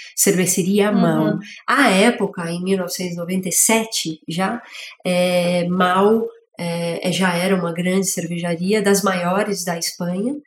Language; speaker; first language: Portuguese; native; Portuguese